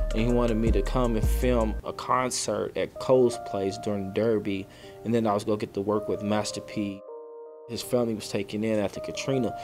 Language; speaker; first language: English; native; English